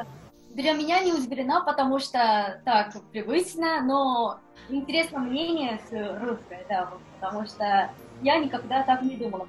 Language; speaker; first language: Russian; non-native, fluent; Japanese